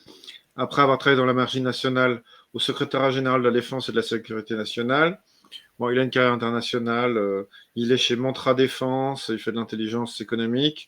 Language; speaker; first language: French; native; French